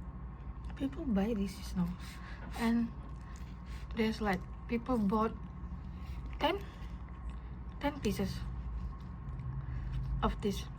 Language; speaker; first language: English; non-native, learner; Indonesian